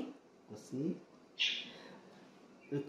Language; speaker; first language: Italian; non-native, learner; Filipino